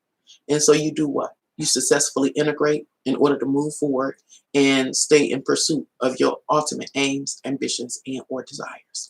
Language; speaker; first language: English; native; English